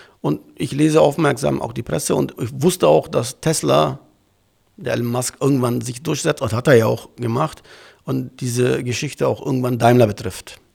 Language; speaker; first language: German; early bilingual, other home language; Turkish